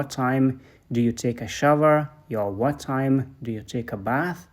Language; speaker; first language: English; non-native, fluent; Persian